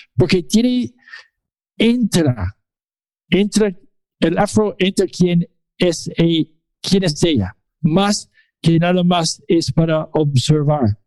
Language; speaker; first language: Spanish; non-native, fluent; English